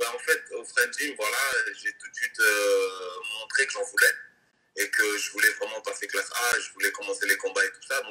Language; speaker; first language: French; native; French